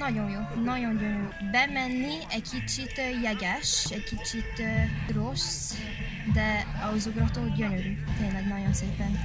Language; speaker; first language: Hungarian; early bilingual, heritage; English